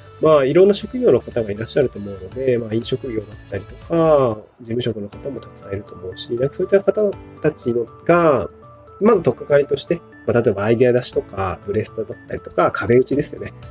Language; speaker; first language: Japanese; native; Japanese